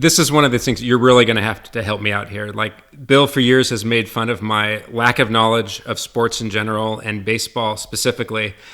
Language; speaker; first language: English; native; English